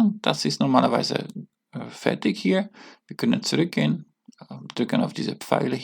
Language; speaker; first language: German; non-native, learner; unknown